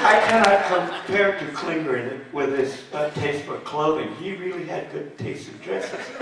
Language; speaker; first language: English; native; English